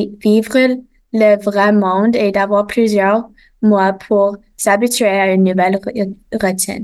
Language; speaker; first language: French; non-native, local second language; English